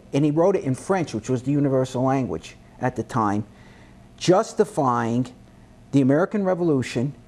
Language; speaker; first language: English; native; English